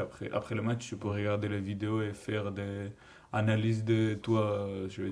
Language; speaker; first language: French; non-native, learner; Georgian